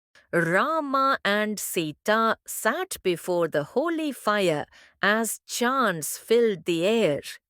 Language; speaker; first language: English; non-native, local second language; Tamil